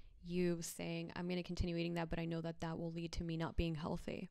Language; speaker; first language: English; early bilingual, other home language; Spanish